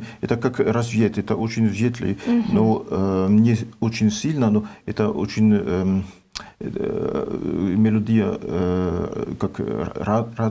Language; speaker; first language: Russian; non-native, learner; French